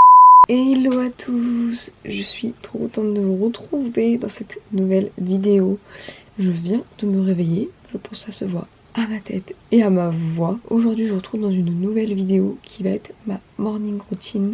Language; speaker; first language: French; native; French